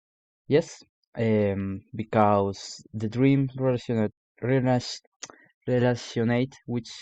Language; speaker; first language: English; non-native, learner; Spanish